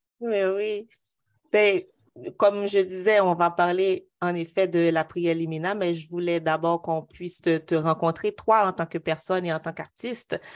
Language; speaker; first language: French; native; French